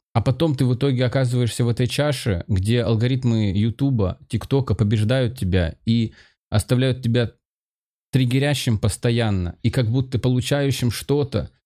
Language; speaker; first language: Russian; native; Russian